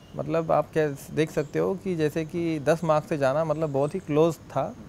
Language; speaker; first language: Hindi; non-native, local second language; Marathi